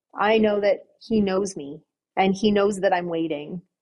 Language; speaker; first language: English; native; English